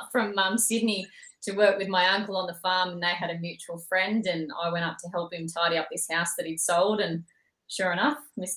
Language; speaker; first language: English; native; English